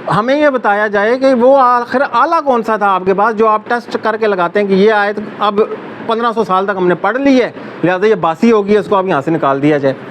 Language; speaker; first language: Urdu; non-native, local second language; Punjabi